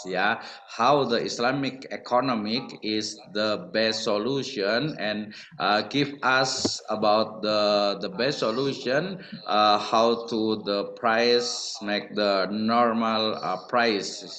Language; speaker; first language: English; non-native, learner; Indonesian